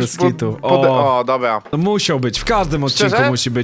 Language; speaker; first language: Polish; native; Polish